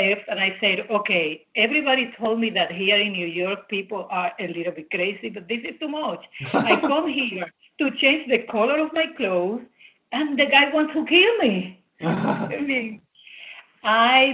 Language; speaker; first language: English; non-native, fluent; Spanish